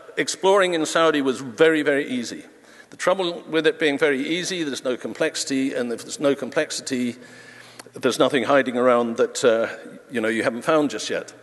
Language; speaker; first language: English; native; English